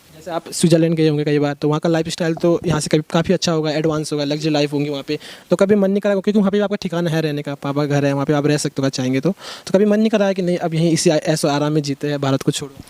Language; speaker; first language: Hindi; native; Hindi